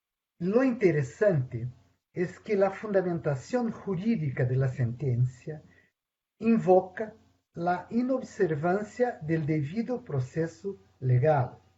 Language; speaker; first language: Spanish; non-native, fluent; Portuguese